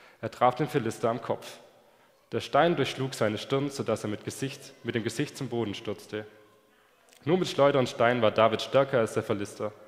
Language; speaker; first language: German; native; German